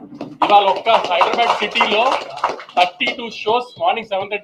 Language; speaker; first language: Telugu; native; Telugu